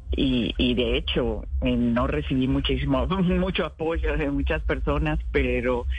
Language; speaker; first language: Spanish; native; Spanish